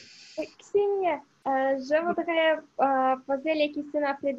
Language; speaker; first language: French; non-native, learner; Russian